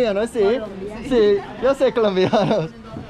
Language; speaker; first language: Spanish; non-native, learner; English